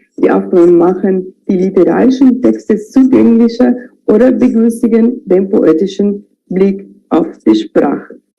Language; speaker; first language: German; non-native, fluent; Spanish